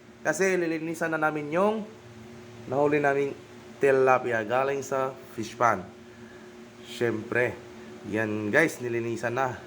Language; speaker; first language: Filipino; non-native, local second language; Bikol